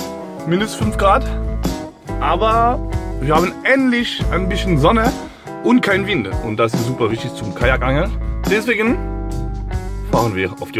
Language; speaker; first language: German; non-native, fluent; French